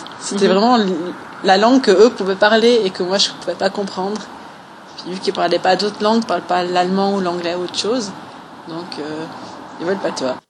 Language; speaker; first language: French; native; French